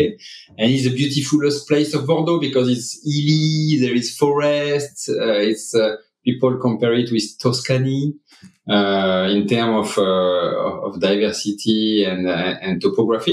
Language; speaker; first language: English; non-native, fluent; French